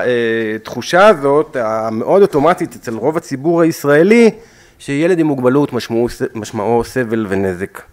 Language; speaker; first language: Hebrew; native; Hebrew